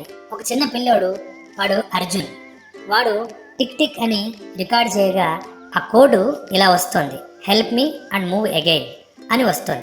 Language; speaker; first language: Telugu; native; Telugu